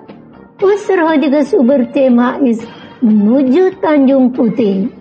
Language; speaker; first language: German; non-native, fluent; Indonesian